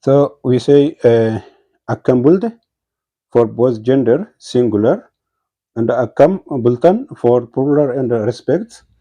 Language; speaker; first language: English; non-native, learner; Amharic